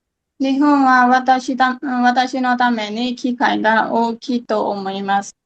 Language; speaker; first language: Japanese; non-native, learner; Burmese